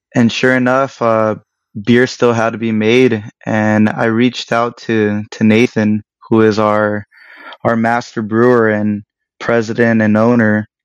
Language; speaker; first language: English; early bilingual, other home language; Spanish